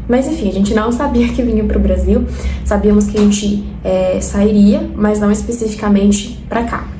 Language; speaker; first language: Portuguese; non-native, fluent; Spanish